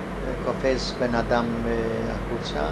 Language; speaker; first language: Hebrew; non-native, fluent; Hungarian